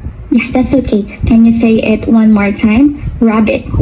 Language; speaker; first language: English; non-native, local second language; Filipino